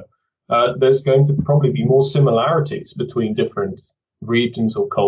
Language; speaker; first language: English; early bilingual, other home language; Dutch